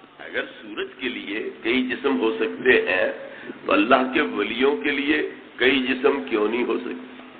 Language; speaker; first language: Urdu; non-native, local second language; Punjabi